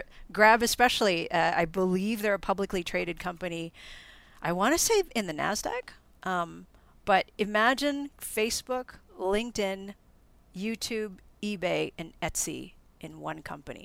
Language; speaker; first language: English; non-native, local second language; Filipino